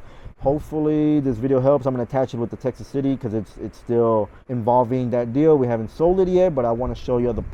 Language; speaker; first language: English; native; English